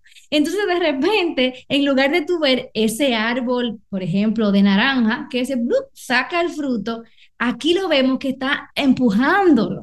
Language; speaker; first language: Spanish; native; Spanish